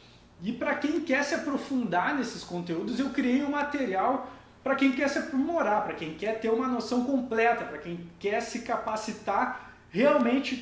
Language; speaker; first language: Portuguese; native; Portuguese